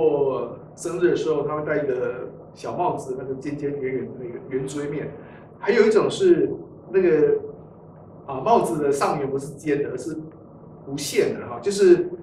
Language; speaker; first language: Chinese; native; Chinese